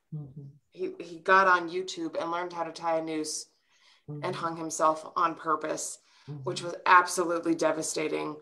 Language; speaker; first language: English; native; English